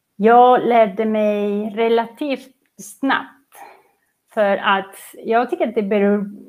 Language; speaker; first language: Swedish; non-native, fluent; Catalan